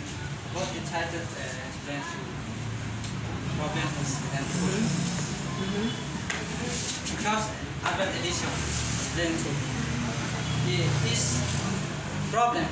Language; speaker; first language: English; non-native, learner; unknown